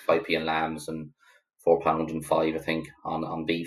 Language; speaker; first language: English; native; English